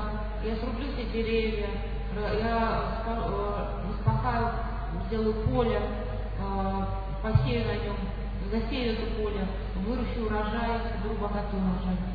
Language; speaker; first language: Russian; native; Russian